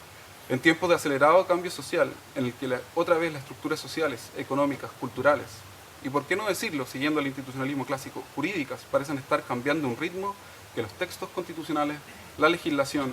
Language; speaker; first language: Spanish; native; Spanish